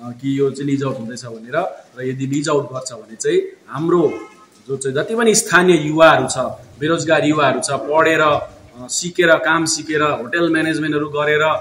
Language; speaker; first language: Nepali; native; Nepali